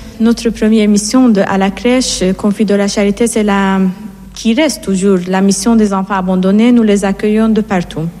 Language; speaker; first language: French; non-native, fluent; Persian